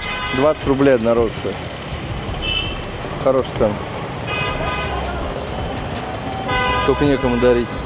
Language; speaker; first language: Russian; native; Russian